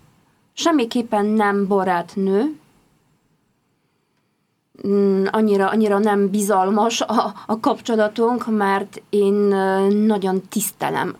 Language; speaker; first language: Hungarian; non-native, fluent; Polish